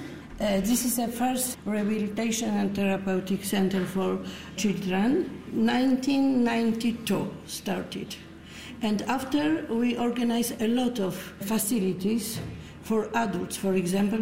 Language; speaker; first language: English; non-native, learner; Polish